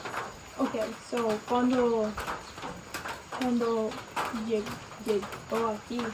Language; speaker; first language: Spanish; non-native, learner; English